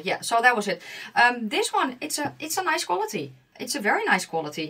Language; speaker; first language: English; non-native, fluent; Dutch